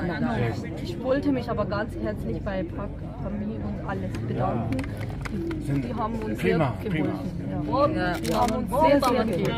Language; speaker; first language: German; non-native, fluent; Urdu